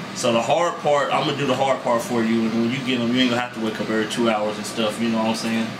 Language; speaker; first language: English; native; English